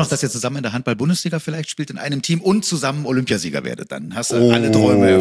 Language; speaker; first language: German; native; German